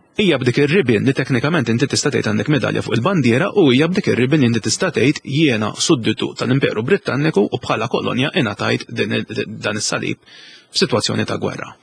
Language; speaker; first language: Maltese; native; Maltese